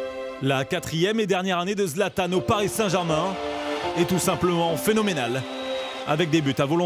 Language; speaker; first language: French; native; French